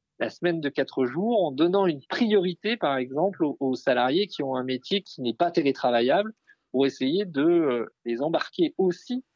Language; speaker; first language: French; native; French